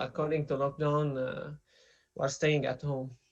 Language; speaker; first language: English; non-native, learner; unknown